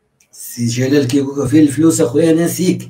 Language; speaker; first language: Arabic; native; Arabic